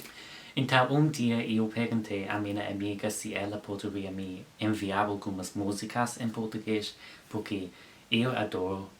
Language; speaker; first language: Portuguese; non-native, learner; English